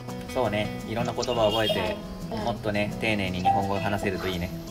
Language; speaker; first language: Japanese; native; Japanese